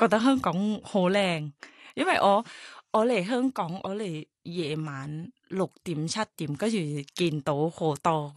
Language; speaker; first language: Cantonese; non-native, learner; Thai